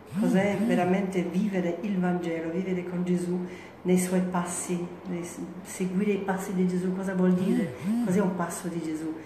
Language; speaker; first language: Italian; non-native, fluent; German